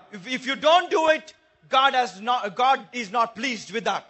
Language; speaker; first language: English; non-native, local second language; Telugu